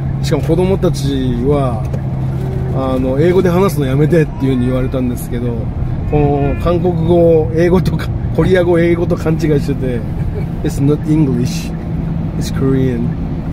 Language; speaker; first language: Japanese; native; Japanese